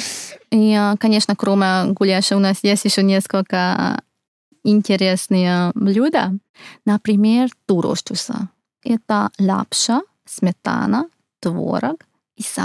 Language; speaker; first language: Russian; non-native, fluent; Hungarian